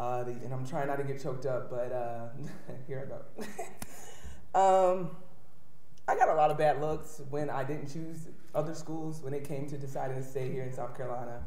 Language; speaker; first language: English; native; English